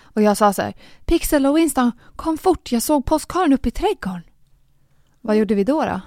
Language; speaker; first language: Swedish; native; Swedish